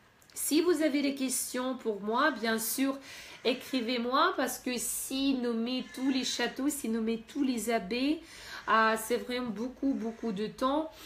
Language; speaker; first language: French; non-native, fluent; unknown